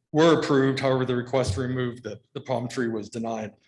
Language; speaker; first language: English; native; English